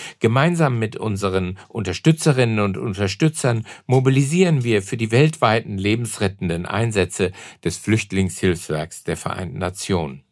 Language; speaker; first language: German; native; German